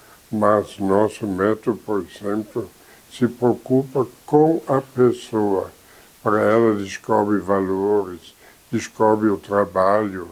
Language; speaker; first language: Portuguese; non-native, fluent; German